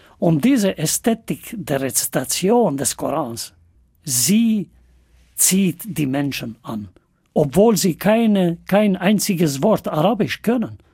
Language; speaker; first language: German; non-native, fluent; Albanian